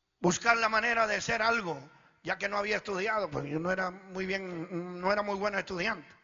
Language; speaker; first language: Spanish; early bilingual, other home language; Italian